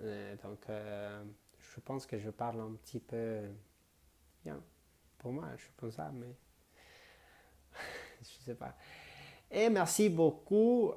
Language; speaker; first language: French; non-native, learner; Spanish